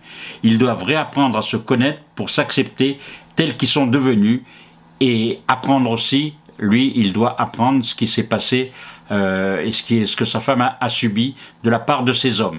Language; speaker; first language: French; native; French